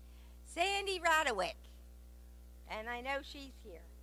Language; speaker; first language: English; native; English